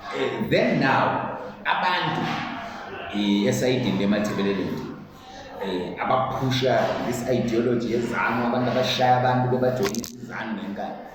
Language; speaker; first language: Zulu; native; Zulu